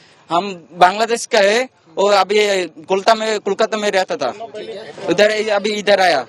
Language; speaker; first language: Hindi; non-native, learner; Bangla